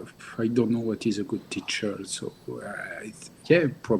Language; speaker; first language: English; non-native, learner; French